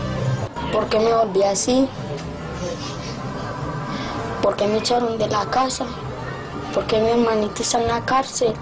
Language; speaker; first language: Spanish; native; Spanish